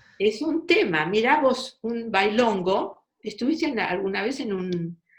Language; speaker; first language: Spanish; native; Spanish